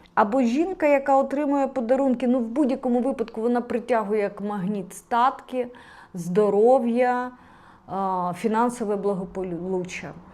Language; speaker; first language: Ukrainian; non-native, local second language; Russian